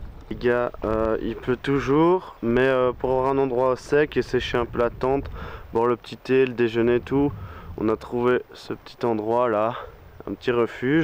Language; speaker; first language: French; native; French